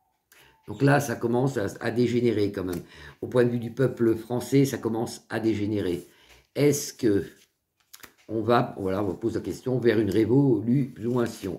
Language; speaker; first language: French; native; French